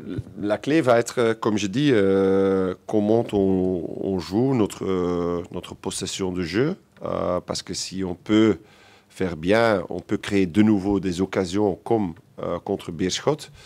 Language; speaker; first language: French; non-native, local second language; Dutch